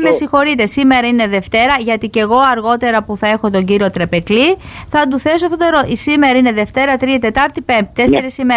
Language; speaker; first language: Greek; native; Greek